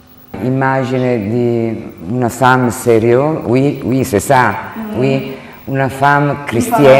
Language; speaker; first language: French; non-native, learner; Italian